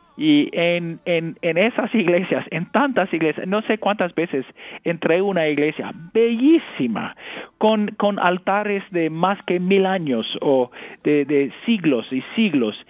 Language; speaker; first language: Spanish; early bilingual, heritage; Spanish